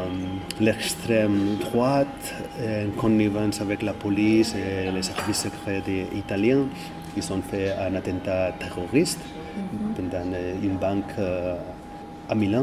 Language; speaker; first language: French; non-native, fluent; Catalan